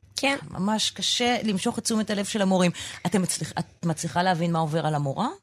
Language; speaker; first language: Hebrew; native; Hebrew